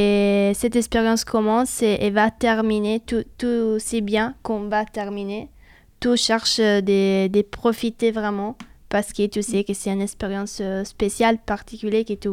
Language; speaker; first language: French; non-native, fluent; Italian